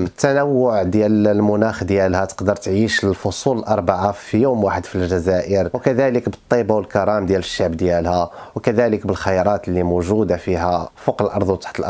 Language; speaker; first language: Arabic; native; Arabic